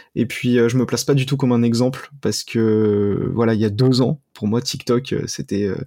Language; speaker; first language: French; native; French